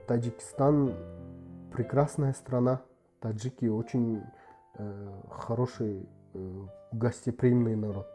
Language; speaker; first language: Russian; non-native, local second language; Kyrgyz